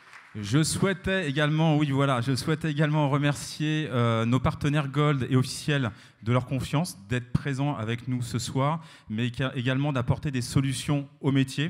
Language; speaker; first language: French; native; French